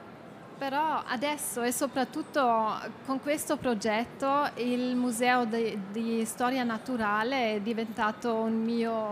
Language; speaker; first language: Italian; non-native, fluent; German